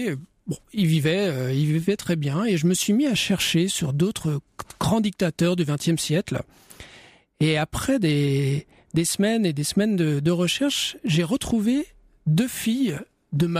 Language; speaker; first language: French; native; French